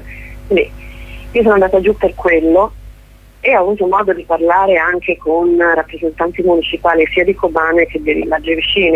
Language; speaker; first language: Italian; native; Italian